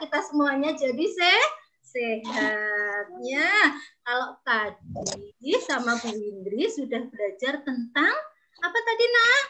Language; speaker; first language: Indonesian; native; Indonesian